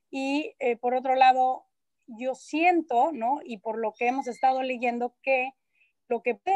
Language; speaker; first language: Spanish; native; Spanish